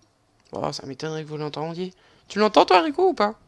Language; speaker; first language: French; native; French